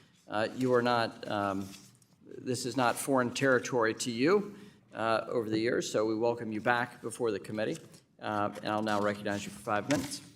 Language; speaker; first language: English; native; English